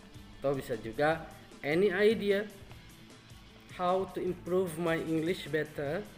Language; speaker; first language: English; non-native, fluent; Indonesian